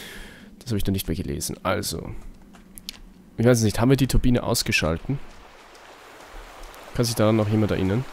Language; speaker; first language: German; native; German